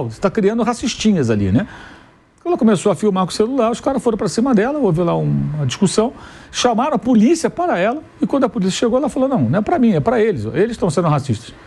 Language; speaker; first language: Portuguese; native; Portuguese